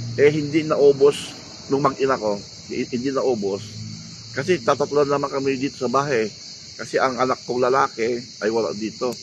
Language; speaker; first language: Filipino; native; Filipino